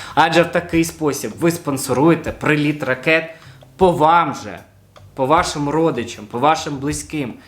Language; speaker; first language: Ukrainian; non-native, local second language; Russian